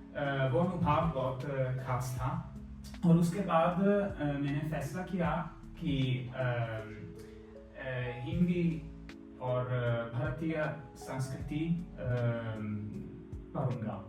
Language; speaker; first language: Hindi; non-native, fluent; Italian